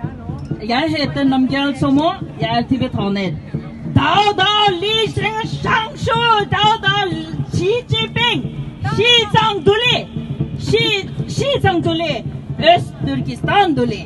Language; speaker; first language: Norwegian; non-native, fluent; Tibetan